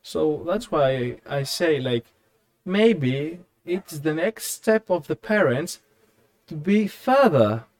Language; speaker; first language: English; non-native, fluent; Greek